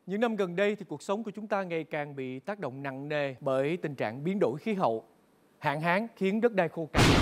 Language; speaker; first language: Vietnamese; native; Vietnamese